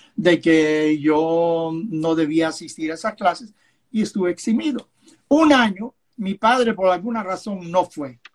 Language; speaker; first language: Spanish; non-native, local second language; Yiddish